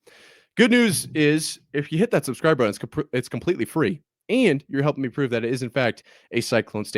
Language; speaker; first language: English; native; English